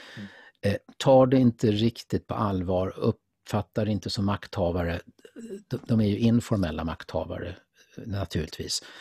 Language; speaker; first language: Swedish; native; Swedish